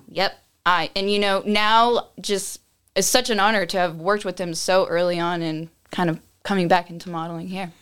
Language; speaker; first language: English; native; English